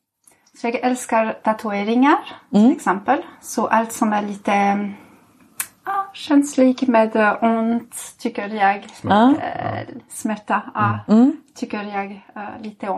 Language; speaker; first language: Swedish; non-native, fluent; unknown